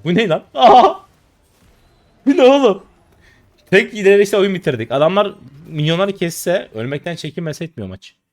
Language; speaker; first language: Turkish; native; Turkish